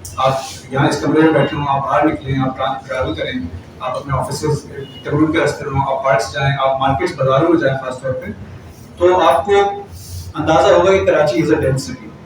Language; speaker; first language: Urdu; native; Urdu